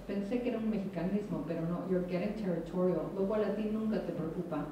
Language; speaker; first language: Spanish; native; Spanish